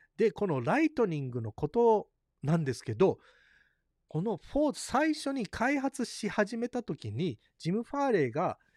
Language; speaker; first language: Japanese; early bilingual, heritage; Japanese